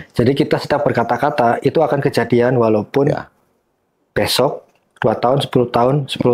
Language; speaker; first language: Indonesian; native; Indonesian